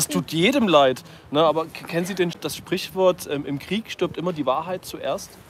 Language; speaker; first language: German; native; German